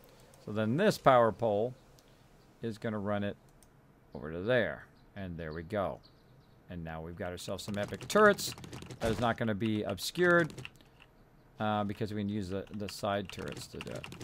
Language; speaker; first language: English; native; English